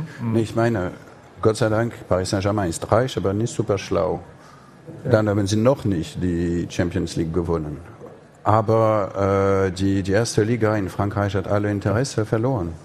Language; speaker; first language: German; non-native, fluent; French